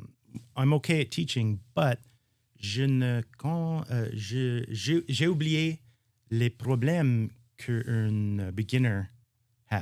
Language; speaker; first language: French; non-native, learner; English